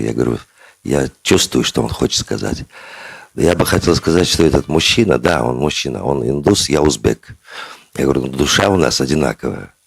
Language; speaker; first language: Russian; non-native, local second language; Uzbek